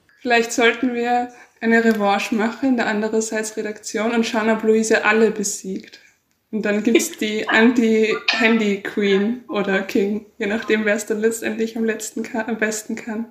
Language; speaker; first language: German; native; German